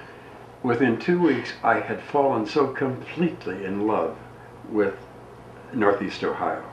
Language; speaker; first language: English; native; English